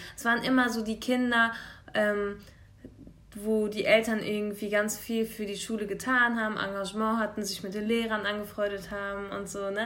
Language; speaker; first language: German; early bilingual, other home language; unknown